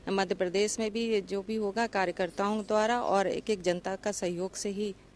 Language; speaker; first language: Hindi; native; Hindi